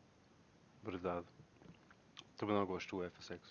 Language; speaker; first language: Portuguese; non-native, learner; German